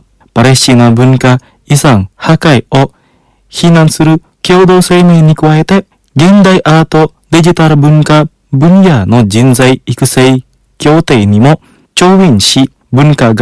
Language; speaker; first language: Japanese; non-native, fluent; Indonesian